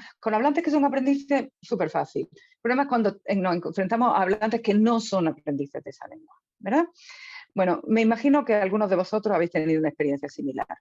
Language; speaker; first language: Spanish; native; Spanish